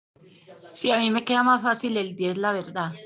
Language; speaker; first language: Spanish; native; Spanish